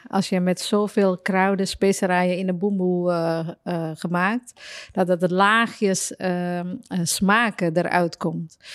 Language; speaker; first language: Dutch; non-native, fluent; Indonesian